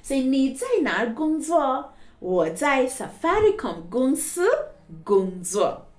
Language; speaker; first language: Chinese; non-native, fluent; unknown